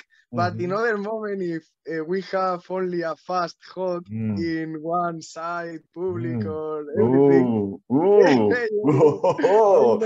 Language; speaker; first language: English; non-native, learner; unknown